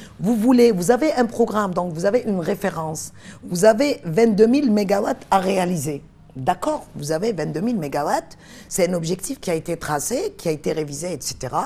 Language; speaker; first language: French; non-native, local second language; Arabic